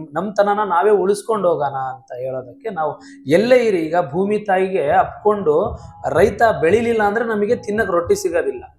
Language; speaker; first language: Kannada; non-native, local second language; Lambadi